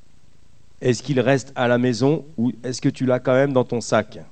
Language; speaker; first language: French; native; French